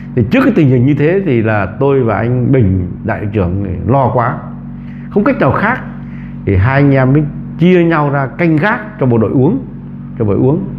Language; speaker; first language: Vietnamese; native; Vietnamese